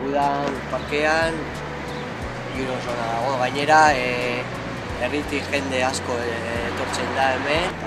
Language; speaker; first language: Basque; non-native, local second language; Spanish